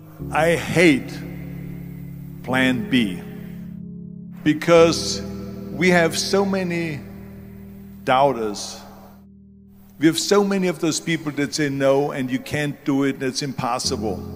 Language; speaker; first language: English; non-native, fluent; German